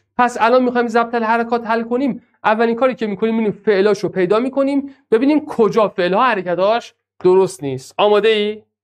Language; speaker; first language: Persian; non-native, local second language; Azerbaijani